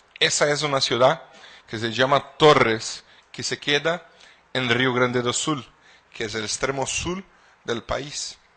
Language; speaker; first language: Spanish; non-native, fluent; Portuguese